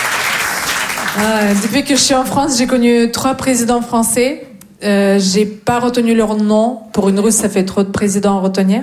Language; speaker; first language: French; non-native, fluent; Russian